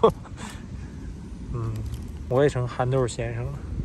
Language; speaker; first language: Chinese; native; Chinese